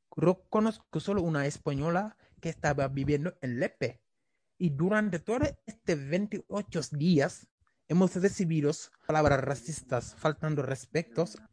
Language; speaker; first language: Spanish; non-native, learner; Wolof